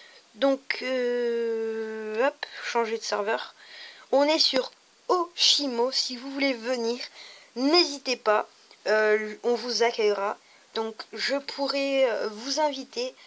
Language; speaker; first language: French; native; French